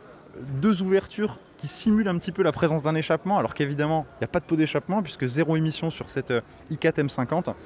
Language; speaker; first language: French; native; French